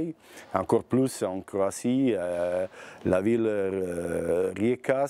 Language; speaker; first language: French; non-native, learner; Bosnian